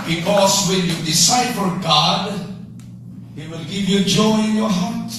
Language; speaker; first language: English; non-native, local second language; Filipino